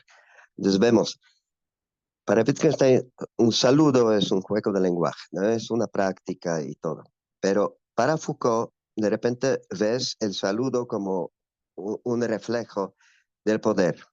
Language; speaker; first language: Spanish; non-native, fluent; Polish